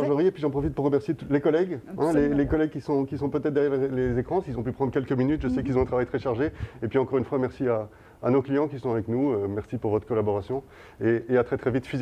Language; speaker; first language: French; native; French